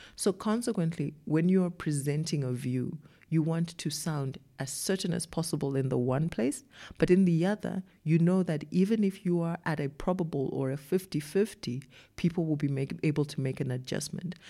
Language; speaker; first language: English; non-native, local second language; Shona